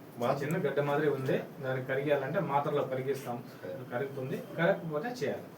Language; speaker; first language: Telugu; native; Telugu